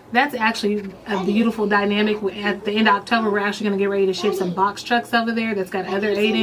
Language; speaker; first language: English; native; English